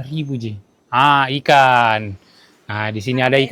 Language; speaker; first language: Malay; native; Malay